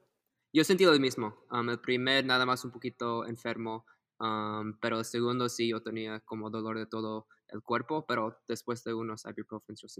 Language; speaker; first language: Spanish; early bilingual, heritage; Spanish